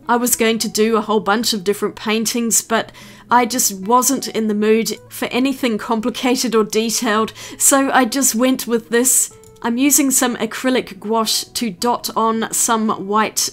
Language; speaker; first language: English; native; English